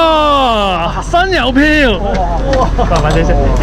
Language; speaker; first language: Chinese; native; Chinese